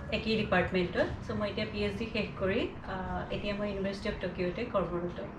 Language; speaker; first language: Assamese; native; Assamese